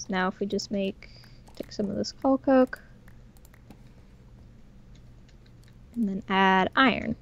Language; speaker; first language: English; native; English